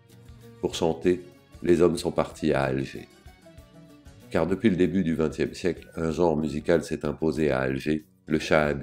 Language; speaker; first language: French; native; French